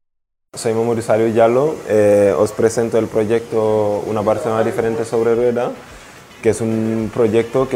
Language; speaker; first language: Spanish; non-native, fluent; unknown